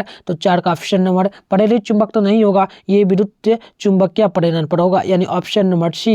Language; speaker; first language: Hindi; native; Hindi